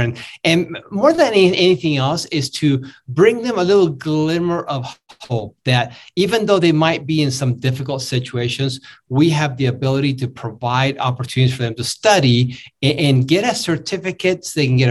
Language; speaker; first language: English; non-native, fluent; Spanish